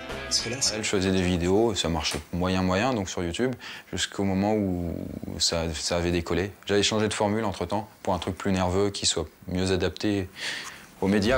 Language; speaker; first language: French; native; French